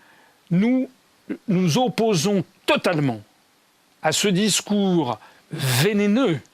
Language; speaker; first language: French; native; French